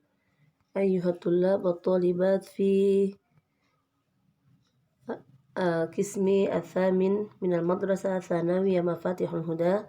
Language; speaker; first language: Arabic; non-native, fluent; Indonesian